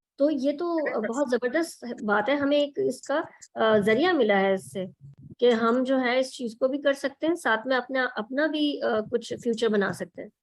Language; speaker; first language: Urdu; native; Urdu